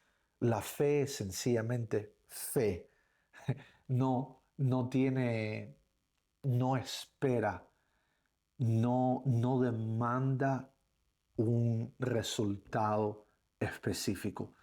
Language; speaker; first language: Spanish; native; Spanish